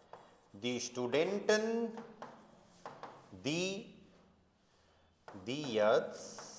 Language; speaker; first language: German; non-native, fluent; Hindi